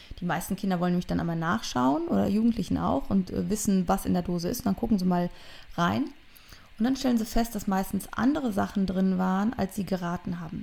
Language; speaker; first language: German; native; German